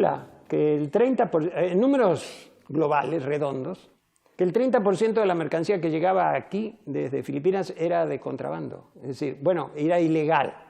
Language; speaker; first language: Spanish; native; Spanish